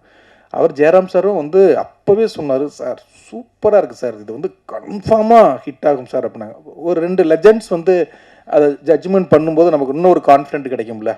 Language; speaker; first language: Tamil; native; Tamil